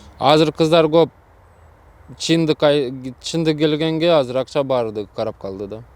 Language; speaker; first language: Kyrgyz; early bilingual, other home language; Russian